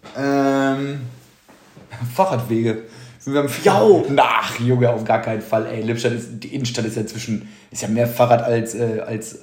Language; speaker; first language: German; native; German